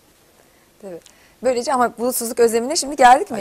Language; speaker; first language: Turkish; native; Turkish